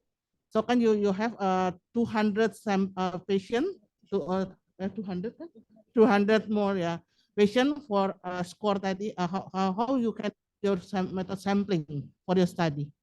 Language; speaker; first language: English; non-native, learner; Indonesian